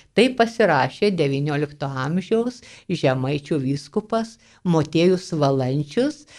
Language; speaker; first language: Lithuanian; native; Lithuanian